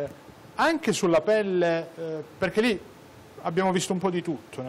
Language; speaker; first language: Italian; native; Italian